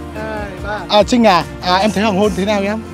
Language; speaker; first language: Vietnamese; native; Vietnamese